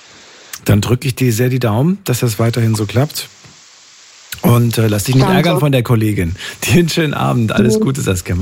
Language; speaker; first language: German; native; German